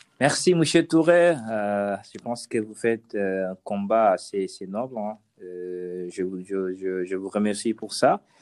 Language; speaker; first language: French; non-native, local second language; Wolof